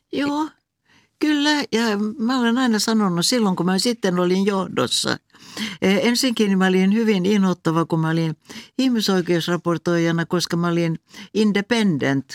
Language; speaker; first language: Finnish; non-native, local second language; Swedish